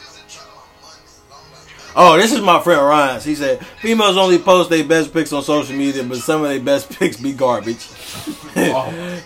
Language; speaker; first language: English; native; English